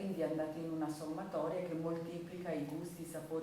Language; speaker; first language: Italian; native; Italian